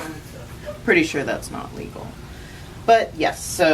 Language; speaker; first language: English; native; English